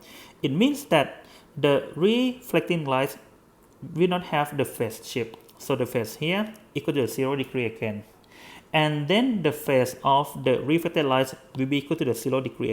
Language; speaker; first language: English; non-native, fluent; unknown